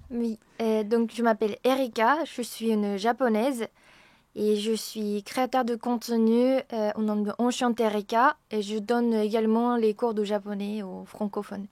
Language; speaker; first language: French; non-native, fluent; Japanese